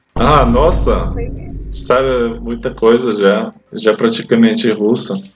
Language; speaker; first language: Portuguese; non-native, fluent; Russian